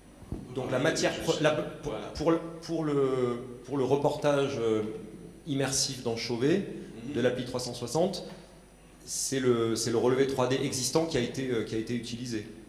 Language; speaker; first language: French; native; French